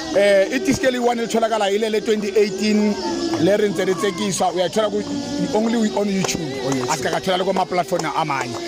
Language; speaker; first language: Zulu; non-native, local second language; Swati